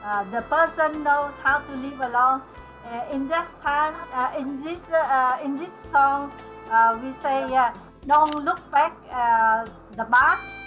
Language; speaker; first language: English; non-native, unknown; Vietnamese